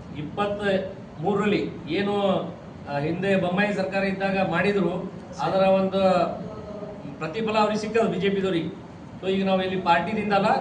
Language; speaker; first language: Kannada; non-native, local second language; Lambadi